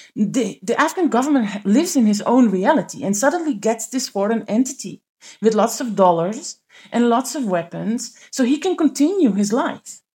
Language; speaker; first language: English; non-native, fluent; Dutch